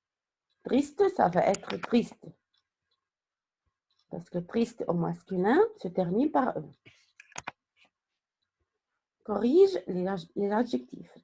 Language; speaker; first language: French; non-native, fluent; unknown